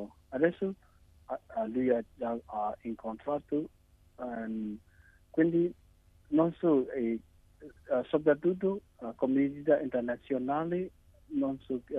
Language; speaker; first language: Italian; non-native, learner; Burmese